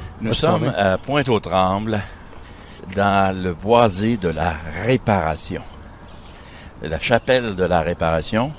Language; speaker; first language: French; native; French